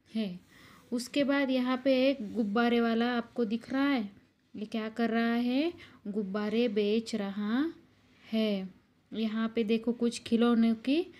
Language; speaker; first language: Hindi; non-native, local second language; Marathi